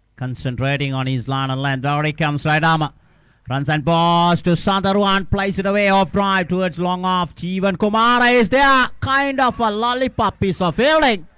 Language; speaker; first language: English; non-native, local second language; Sinhala